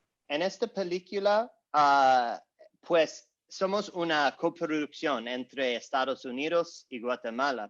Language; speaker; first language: Spanish; non-native, learner; English